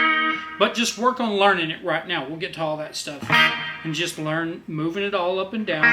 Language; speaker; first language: English; native; English